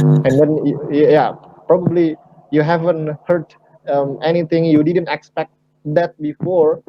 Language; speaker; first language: English; non-native, fluent; Indonesian